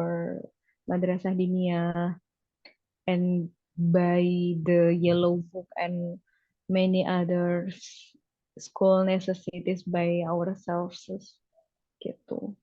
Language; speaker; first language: English; non-native, learner; Indonesian